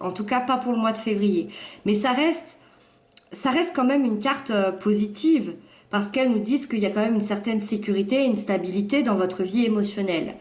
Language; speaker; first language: French; native; French